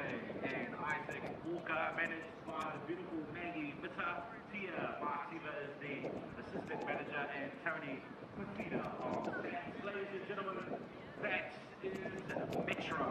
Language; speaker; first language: English; native; English